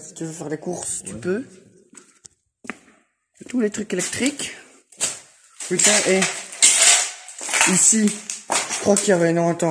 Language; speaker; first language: French; native; French